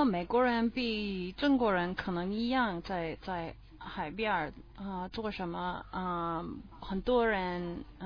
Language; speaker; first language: Chinese; non-native, learner; English